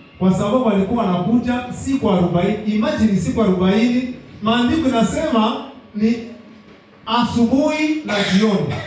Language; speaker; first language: Swahili; native; Swahili